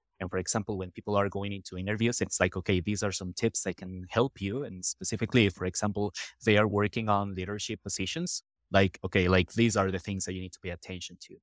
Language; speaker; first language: English; non-native, fluent; Spanish